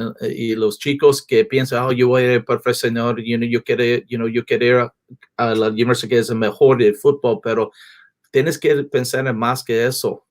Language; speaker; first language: Spanish; non-native, learner; English